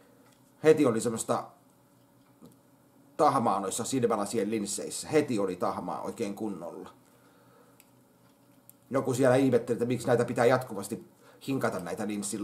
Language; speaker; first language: Finnish; native; Finnish